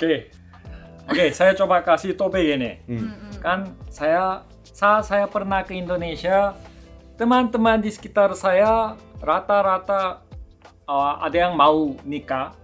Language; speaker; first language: Indonesian; non-native, fluent; Korean